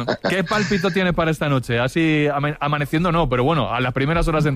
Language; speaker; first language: Spanish; native; Spanish